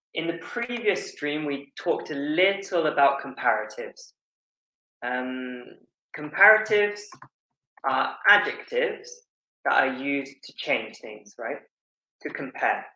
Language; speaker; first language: English; native; English